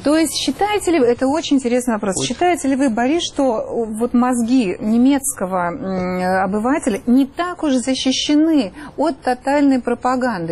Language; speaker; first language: Russian; native; Russian